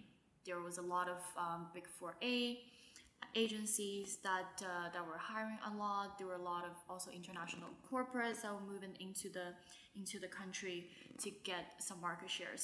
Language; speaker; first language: English; non-native, local second language; Wu Chinese